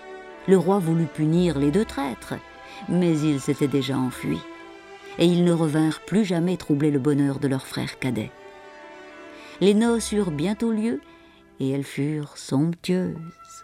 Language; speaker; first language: French; native; French